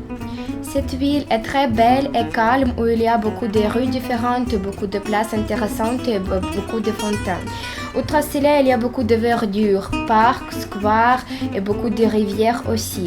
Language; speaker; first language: French; non-native, learner; Ukrainian